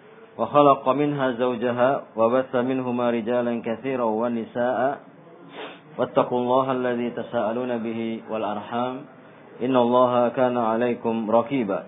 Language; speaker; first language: Arabic; non-native, fluent; Indonesian